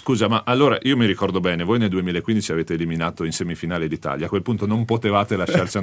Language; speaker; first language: Italian; native; Italian